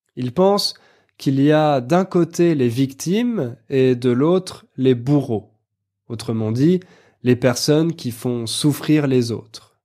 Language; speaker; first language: French; native; French